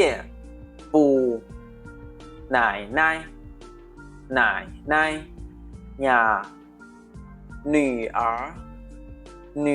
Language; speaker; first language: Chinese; non-native, fluent; Lao